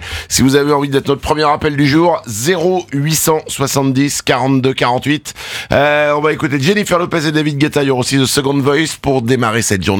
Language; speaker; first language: French; native; French